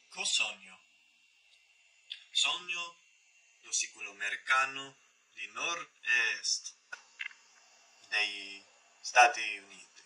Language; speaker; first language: Italian; non-native, learner; English